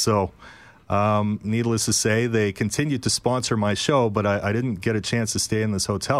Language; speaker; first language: English; native; English